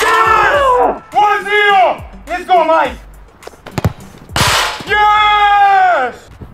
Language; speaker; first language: English; non-native, learner; Italian